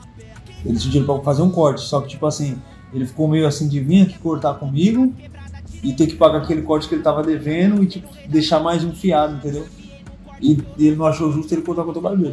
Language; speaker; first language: Portuguese; native; Portuguese